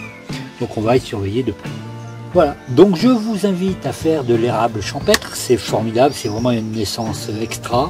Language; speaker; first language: French; native; French